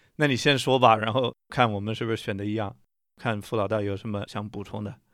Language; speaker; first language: Chinese; non-native, fluent; English